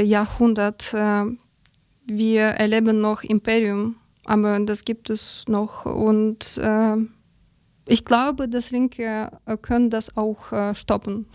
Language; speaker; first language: German; non-native, learner; Ukrainian